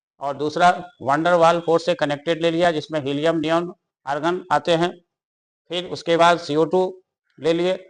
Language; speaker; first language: Hindi; native; Hindi